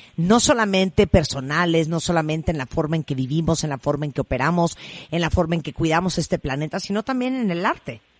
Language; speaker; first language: Spanish; native; Spanish